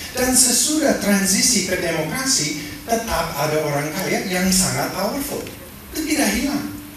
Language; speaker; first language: Indonesian; non-native, fluent; English